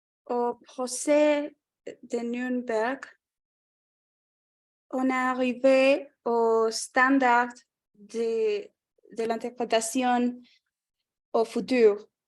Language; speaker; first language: French; non-native, fluent; Spanish